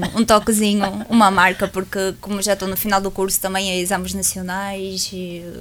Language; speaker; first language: Portuguese; non-native, fluent; Ukrainian